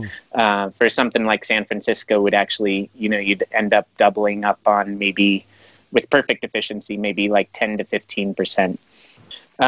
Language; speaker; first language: English; native; English